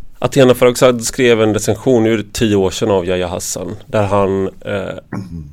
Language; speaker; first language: Swedish; native; Swedish